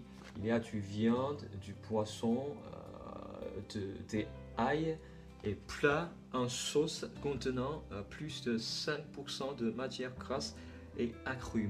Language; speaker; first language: French; non-native, learner; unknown